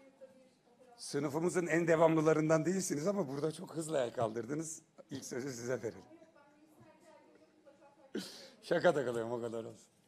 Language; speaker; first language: Turkish; native; Turkish